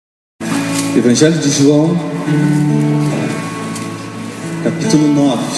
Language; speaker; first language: Portuguese; native; Portuguese